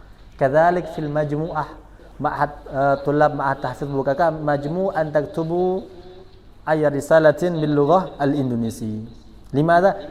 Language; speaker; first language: Arabic; non-native, fluent; Indonesian